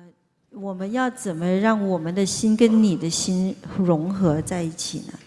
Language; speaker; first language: Chinese; native; Chinese